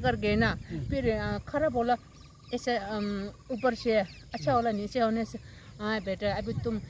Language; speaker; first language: Hindi; non-native, local second language; Tibetan